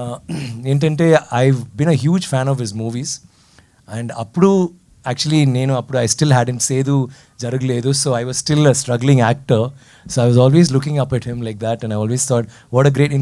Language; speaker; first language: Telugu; non-native, learner; Tamil